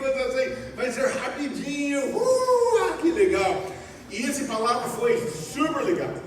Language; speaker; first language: Portuguese; non-native, fluent; English